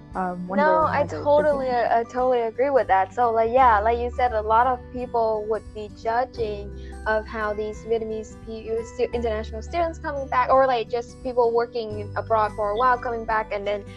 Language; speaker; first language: English; non-native, fluent; Vietnamese